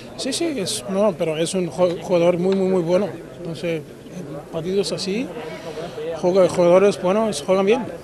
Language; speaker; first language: Spanish; non-native, fluent; Macedonian